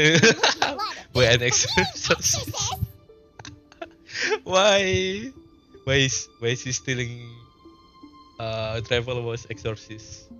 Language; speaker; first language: English; non-native, learner; Indonesian